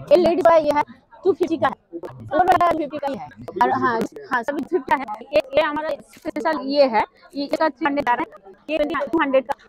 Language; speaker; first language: Hindi; non-native, local second language; Bangla